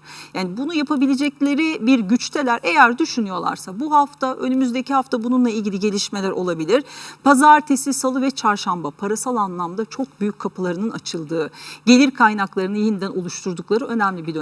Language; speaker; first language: Turkish; native; Turkish